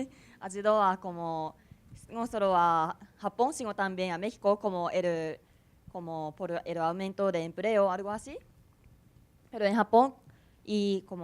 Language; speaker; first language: Spanish; non-native, learner; Japanese